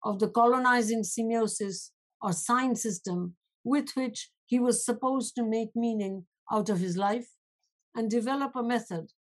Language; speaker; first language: English; non-native, local second language; Bangla